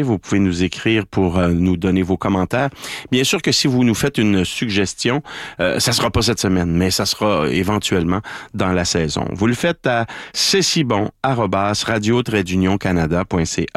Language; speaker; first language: French; native; French